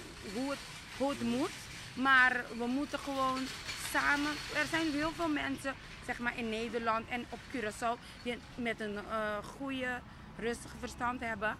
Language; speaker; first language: Dutch; non-native, local second language; Papiamento